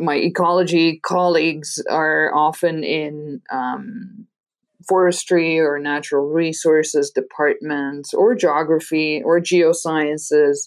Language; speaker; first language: English; non-native, fluent; Dutch